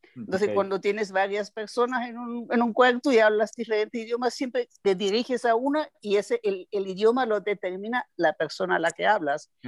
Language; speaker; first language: Spanish; non-native, fluent; German